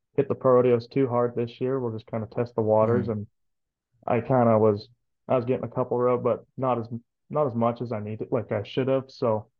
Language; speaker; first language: English; native; English